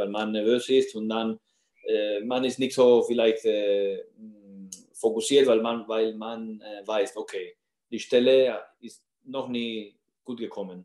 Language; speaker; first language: German; non-native, fluent; Spanish